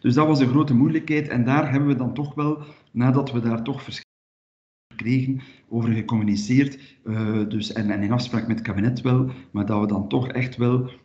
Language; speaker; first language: Dutch; native; Dutch